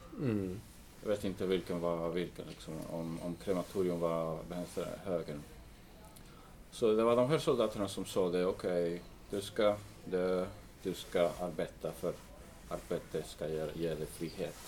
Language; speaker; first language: Swedish; non-native, fluent; English